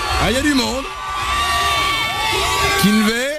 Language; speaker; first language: French; native; French